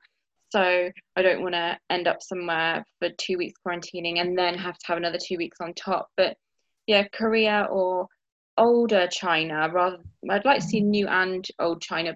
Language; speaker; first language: English; native; English